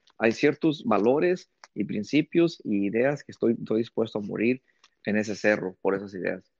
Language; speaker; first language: Spanish; early bilingual, heritage; Spanish